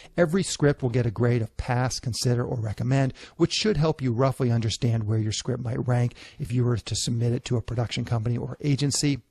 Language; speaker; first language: English; native; English